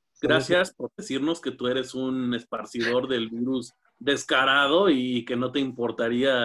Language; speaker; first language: Spanish; native; Spanish